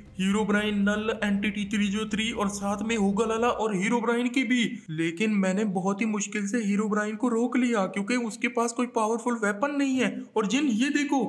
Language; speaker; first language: Hindi; native; Hindi